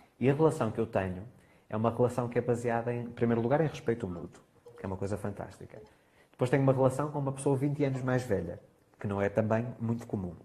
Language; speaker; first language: Portuguese; native; Portuguese